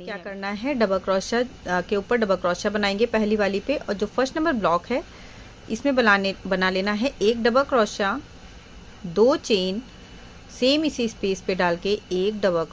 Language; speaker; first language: Hindi; native; Hindi